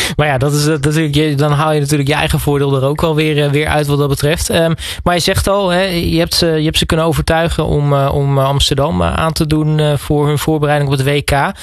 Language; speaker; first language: Dutch; native; Dutch